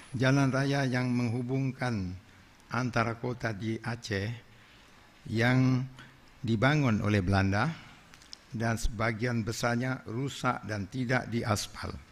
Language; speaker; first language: Indonesian; non-native, local second language; Achinese